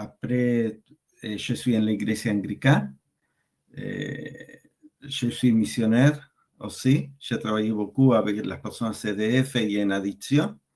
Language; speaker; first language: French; non-native, learner; Spanish